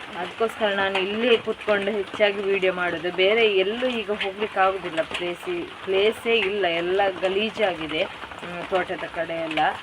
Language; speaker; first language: Kannada; non-native, local second language; Tulu